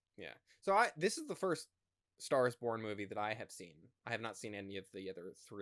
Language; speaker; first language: English; native; English